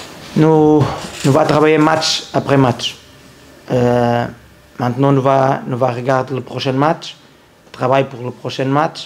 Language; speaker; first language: French; non-native, learner; Portuguese